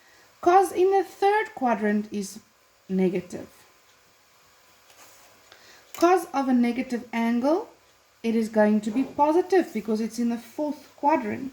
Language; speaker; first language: English; non-native, local second language; Afrikaans